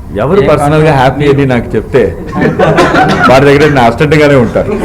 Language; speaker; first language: Telugu; non-native, learner; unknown